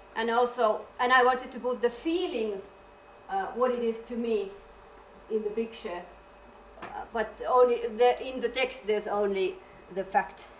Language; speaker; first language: English; non-native, fluent; Finnish